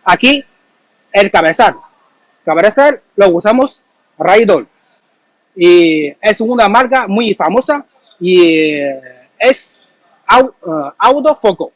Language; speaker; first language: Spanish; non-native, learner; Chinese